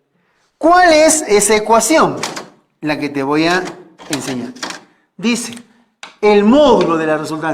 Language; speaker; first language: Spanish; native; Spanish